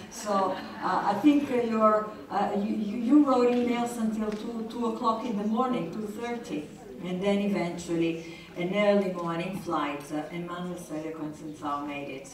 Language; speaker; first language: English; non-native, fluent; Italian